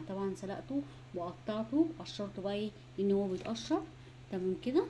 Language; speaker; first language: Arabic; native; Arabic